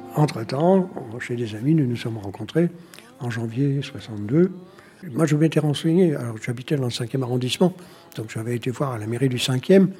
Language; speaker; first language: French; native; French